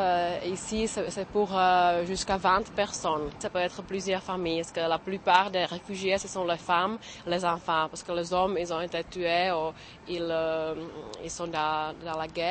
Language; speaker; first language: French; non-native, fluent; Czech